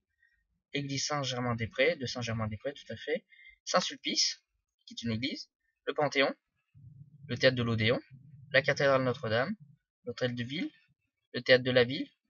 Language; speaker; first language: French; native; French